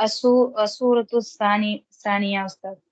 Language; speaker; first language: Arabic; non-native, learner; Tamil